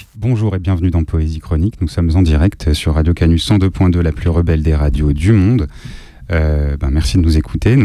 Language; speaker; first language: French; native; French